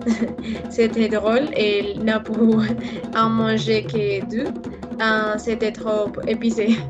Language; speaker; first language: French; non-native, learner; Spanish